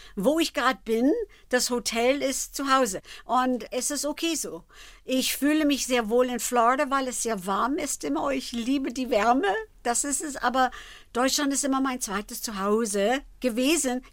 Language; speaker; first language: German; non-native, fluent; English